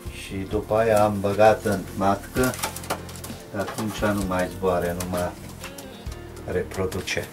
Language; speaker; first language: Romanian; non-native, local second language; Hungarian